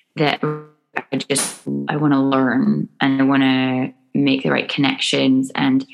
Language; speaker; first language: English; native; English